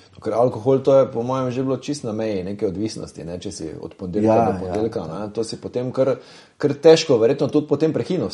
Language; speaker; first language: Slovenian; native; Slovenian